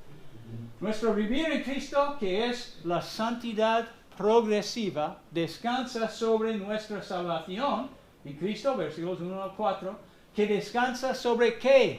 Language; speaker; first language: Spanish; non-native, fluent; English